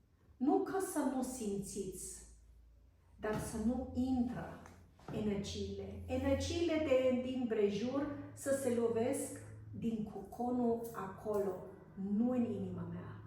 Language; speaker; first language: Romanian; non-native, fluent; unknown